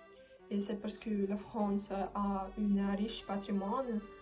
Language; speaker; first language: French; non-native, learner; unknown